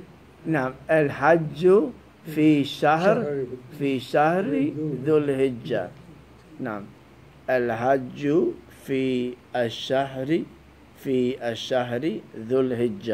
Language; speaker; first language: Arabic; non-native, fluent; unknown